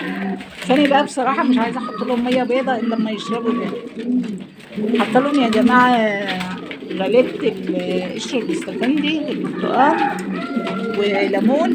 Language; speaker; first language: Arabic; native; Arabic